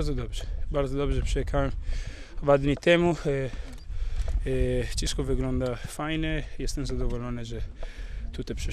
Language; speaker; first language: Polish; non-native, fluent; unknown